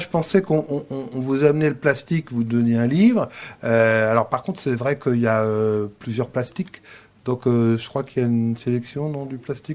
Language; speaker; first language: French; native; French